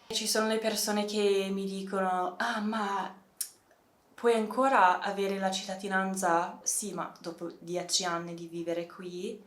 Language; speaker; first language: Italian; non-native, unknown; English